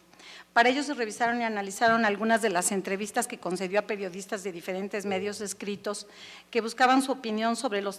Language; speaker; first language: Spanish; native; Spanish